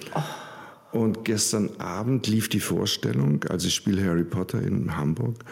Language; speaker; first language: German; native; German